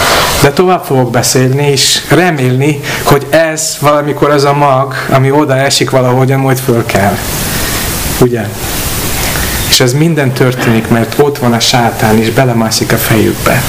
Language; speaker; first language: Hungarian; non-native, fluent; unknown